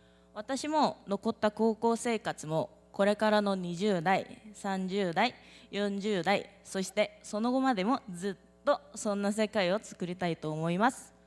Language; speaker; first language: Japanese; non-native, learner; Korean